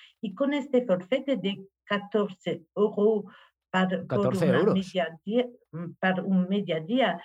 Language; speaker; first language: Spanish; non-native, learner; French